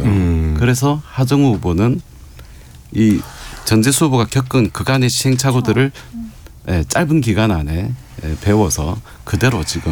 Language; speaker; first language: Korean; native; Korean